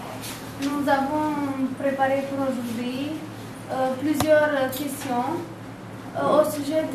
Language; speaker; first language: French; non-native, learner; Romanian